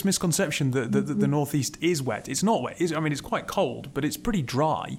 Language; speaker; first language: English; native; English